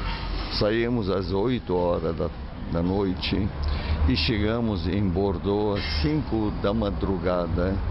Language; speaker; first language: Portuguese; non-native, fluent; Arabic